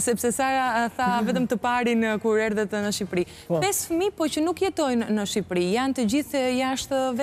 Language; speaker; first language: Albanian; native; Albanian